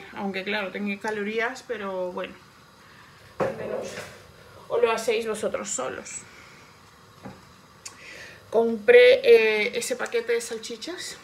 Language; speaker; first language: Spanish; non-native, fluent; Georgian